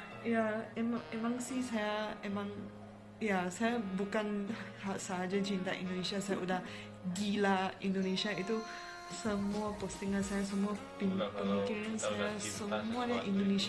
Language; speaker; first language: Indonesian; non-native, fluent; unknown